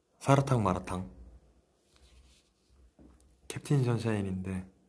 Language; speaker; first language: Korean; native; Korean